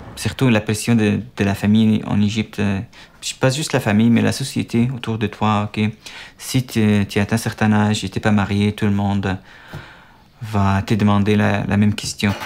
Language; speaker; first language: French; non-native, fluent; Arabic